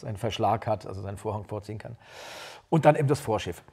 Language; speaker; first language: German; native; German